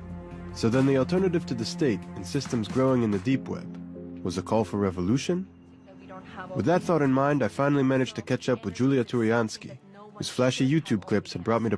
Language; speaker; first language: English; non-native, fluent; Hebrew